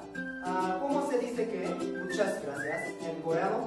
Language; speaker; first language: Spanish; non-native, learner; Korean